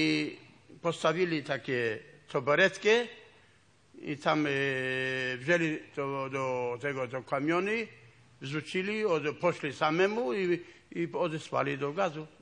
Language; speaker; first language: Polish; non-native, local second language; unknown